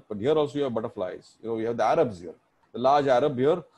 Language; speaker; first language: English; non-native, local second language; Marathi